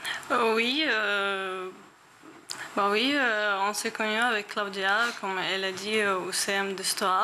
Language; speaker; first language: French; non-native, learner; Ukrainian